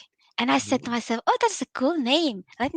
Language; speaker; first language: English; non-native, local second language; Filipino